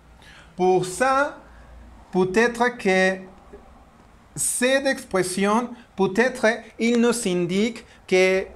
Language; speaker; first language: French; non-native, learner; Spanish